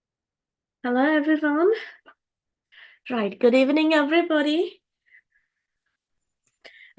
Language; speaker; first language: English; non-native, fluent; Sinhala